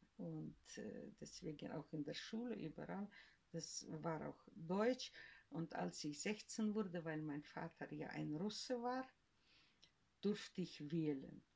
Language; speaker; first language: German; early bilingual, heritage; German